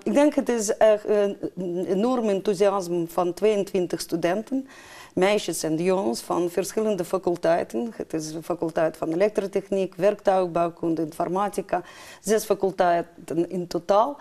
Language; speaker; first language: Dutch; non-native, fluent; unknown